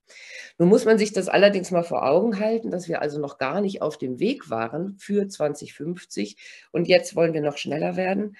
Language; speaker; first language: German; native; German